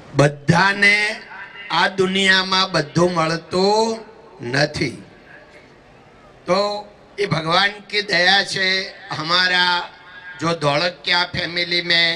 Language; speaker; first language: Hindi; non-native, local second language; Gujarati